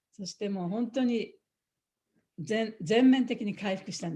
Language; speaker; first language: Japanese; native; Japanese